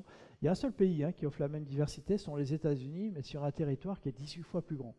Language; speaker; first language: French; native; French